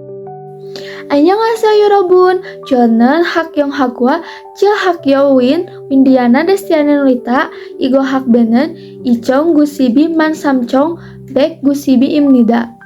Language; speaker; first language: Korean; non-native, learner; Indonesian